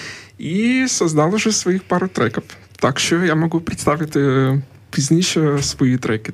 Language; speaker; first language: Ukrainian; non-native, local second language; Russian